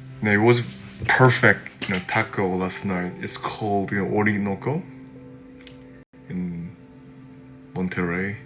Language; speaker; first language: English; non-native, fluent; Korean